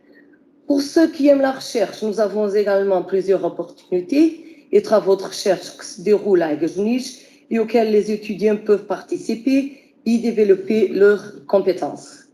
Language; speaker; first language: French; non-native, fluent; Portuguese